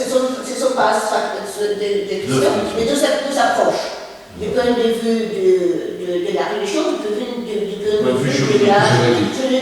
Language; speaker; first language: French; non-native, fluent; Russian